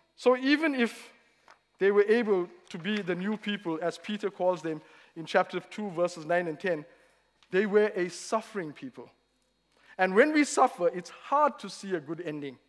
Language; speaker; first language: English; native; English